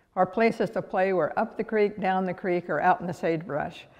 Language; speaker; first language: English; native; English